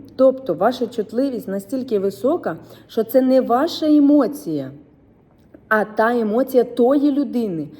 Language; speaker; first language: Ukrainian; non-native, local second language; Russian